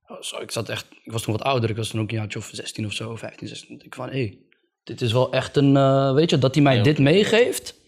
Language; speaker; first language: Dutch; early bilingual, other home language; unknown